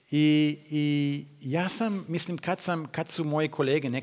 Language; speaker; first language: Croatian; non-native, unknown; German